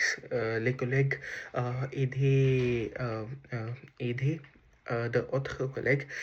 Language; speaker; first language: French; non-native, learner; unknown